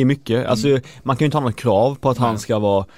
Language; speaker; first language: Swedish; native; Swedish